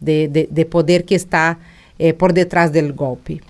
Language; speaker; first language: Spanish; non-native, learner; Portuguese